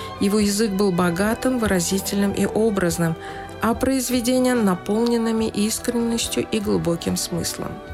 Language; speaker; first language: Russian; non-native, local second language; Tajik